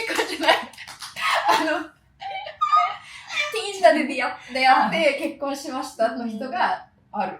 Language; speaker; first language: Japanese; non-native, fluent; English